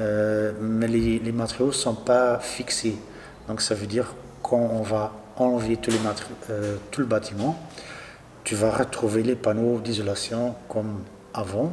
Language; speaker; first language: French; non-native, local second language; Dutch